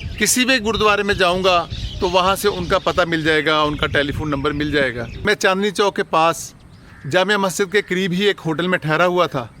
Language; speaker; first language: Urdu; non-native, local second language; Punjabi